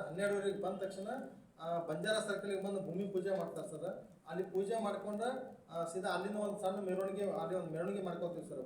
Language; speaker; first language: Kannada; non-native, local second language; Lambadi